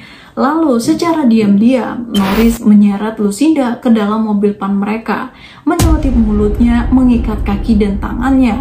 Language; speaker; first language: Indonesian; native; Indonesian